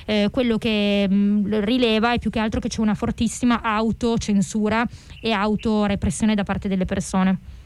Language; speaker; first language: Italian; native; Italian